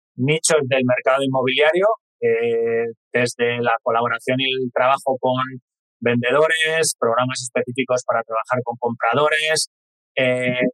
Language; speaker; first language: Spanish; native; Spanish